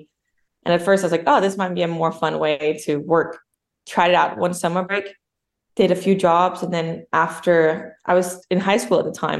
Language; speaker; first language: English; non-native, fluent; Danish